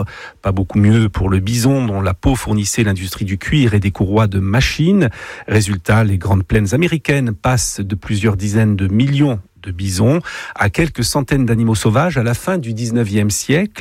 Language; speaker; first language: French; native; French